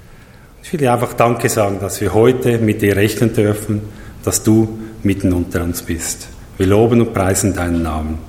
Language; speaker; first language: German; native; German